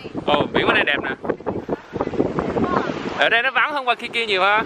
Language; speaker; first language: Vietnamese; early bilingual, heritage; Vietnamese